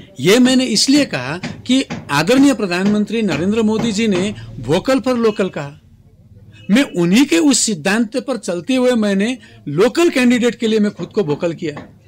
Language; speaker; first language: Hindi; non-native, local second language; Nepali